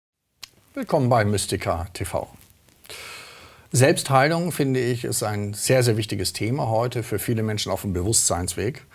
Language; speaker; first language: German; native; German